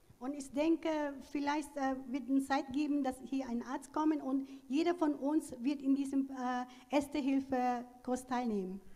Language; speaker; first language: German; non-native, fluent; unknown